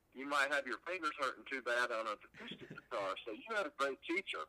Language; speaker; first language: English; native; English